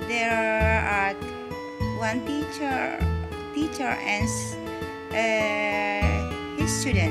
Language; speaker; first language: English; non-native, learner; Indonesian